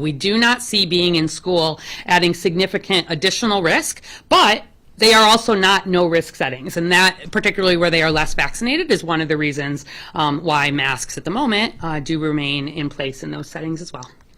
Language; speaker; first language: English; native; English